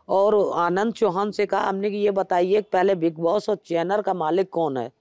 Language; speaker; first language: Hindi; native; Hindi